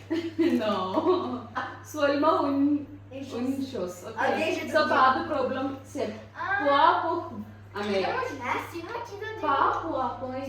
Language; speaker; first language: French; non-native, learner; Malayalam